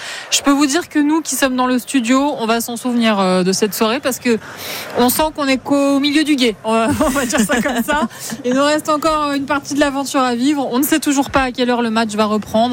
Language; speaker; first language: French; native; French